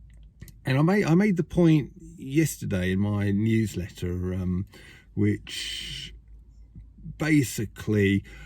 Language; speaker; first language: English; native; English